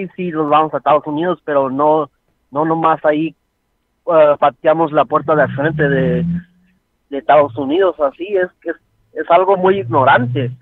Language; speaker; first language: Spanish; early bilingual, heritage; Spanish